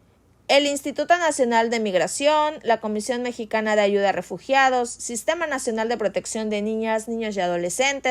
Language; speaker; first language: Spanish; native; Spanish